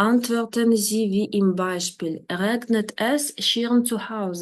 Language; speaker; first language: German; non-native, fluent; Ukrainian